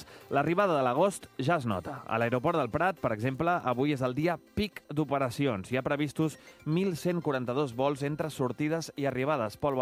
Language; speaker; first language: Catalan; native; Catalan